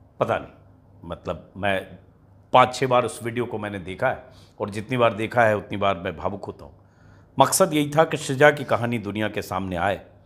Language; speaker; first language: Hindi; native; Hindi